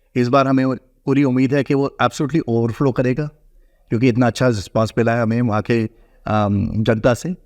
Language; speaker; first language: Hindi; native; Hindi